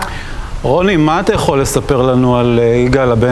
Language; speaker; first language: Hebrew; native; Hebrew